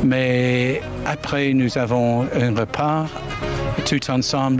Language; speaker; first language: French; non-native, learner; English